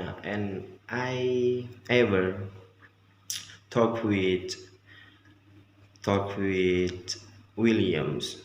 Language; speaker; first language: English; non-native, learner; Indonesian